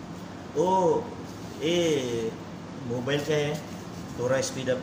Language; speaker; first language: Hindi; non-native, learner; Filipino